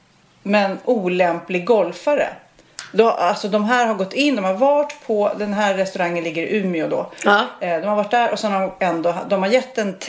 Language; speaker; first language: Swedish; native; Swedish